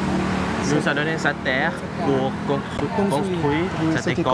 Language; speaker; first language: French; non-native, learner; Thai